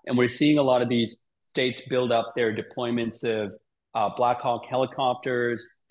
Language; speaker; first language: English; native; English